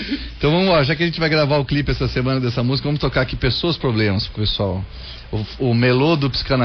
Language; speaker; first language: Portuguese; native; Portuguese